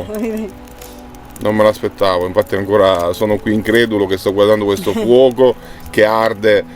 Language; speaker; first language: Italian; native; Italian